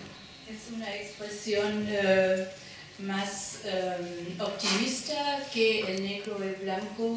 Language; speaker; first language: Spanish; non-native, learner; German